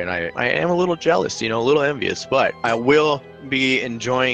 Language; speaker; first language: English; native; English